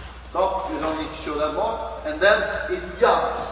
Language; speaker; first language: English; non-native, fluent; Swedish